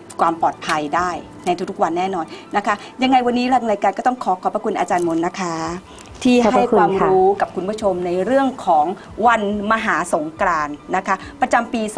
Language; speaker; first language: Thai; native; Thai